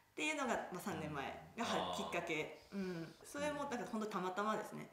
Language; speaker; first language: Japanese; native; Japanese